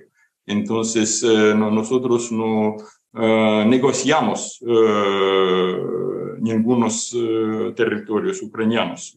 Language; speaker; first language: Spanish; non-native, fluent; Ukrainian